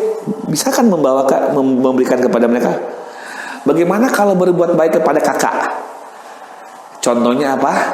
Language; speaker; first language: Indonesian; native; Indonesian